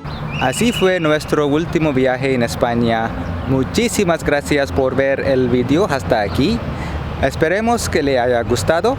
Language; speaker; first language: Spanish; non-native, learner; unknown